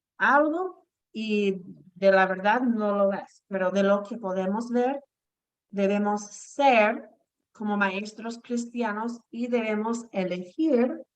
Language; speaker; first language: Spanish; non-native, fluent; English